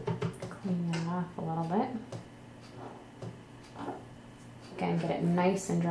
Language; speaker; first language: English; native; English